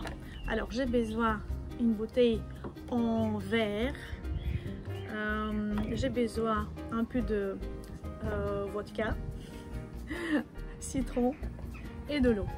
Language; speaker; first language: French; non-native, fluent; Russian